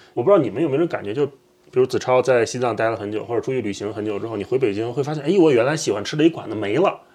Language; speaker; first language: Chinese; native; Chinese